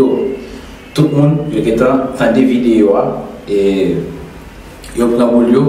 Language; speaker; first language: French; non-native, local second language; Haitian Creole